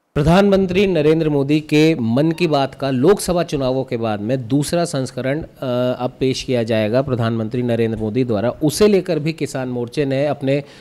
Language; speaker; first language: Hindi; native; Hindi